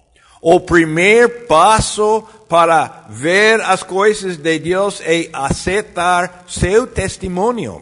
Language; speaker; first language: Portuguese; non-native, fluent; Spanish